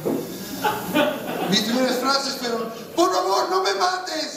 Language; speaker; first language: Spanish; non-native, fluent; English